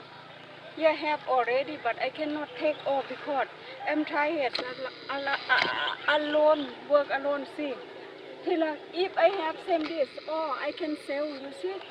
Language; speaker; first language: English; non-native, learner; Thai